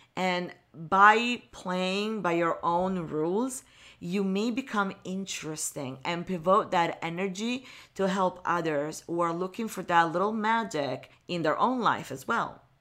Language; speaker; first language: English; non-native, fluent; Italian